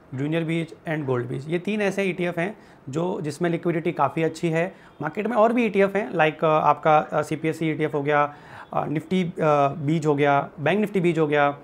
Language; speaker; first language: Hindi; native; Hindi